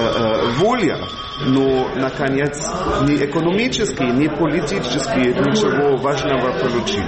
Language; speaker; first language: Russian; non-native, learner; German